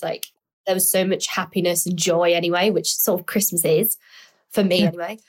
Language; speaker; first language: English; native; English